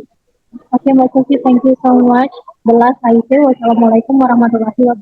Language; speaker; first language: English; non-native, learner; Indonesian